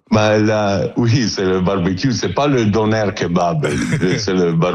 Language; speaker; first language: French; non-native, learner; Italian